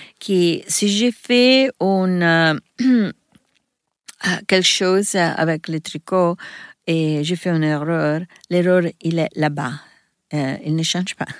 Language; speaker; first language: French; non-native, learner; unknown